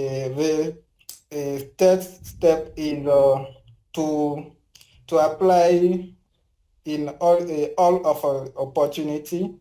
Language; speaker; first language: English; non-native, learner; French